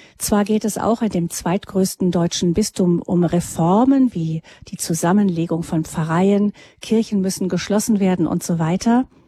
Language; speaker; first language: German; native; German